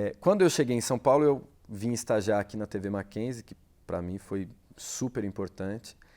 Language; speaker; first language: Portuguese; native; Portuguese